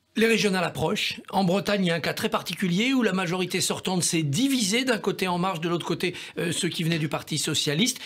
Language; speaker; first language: French; native; French